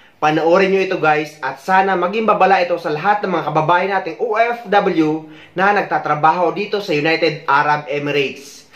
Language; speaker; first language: Filipino; native; Filipino